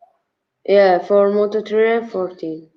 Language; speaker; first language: English; non-native, learner; Italian